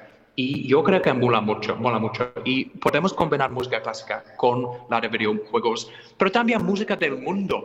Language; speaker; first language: Spanish; non-native, fluent; English